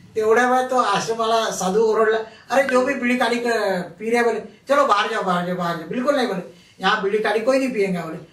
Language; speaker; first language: Hindi; non-native, local second language; Marathi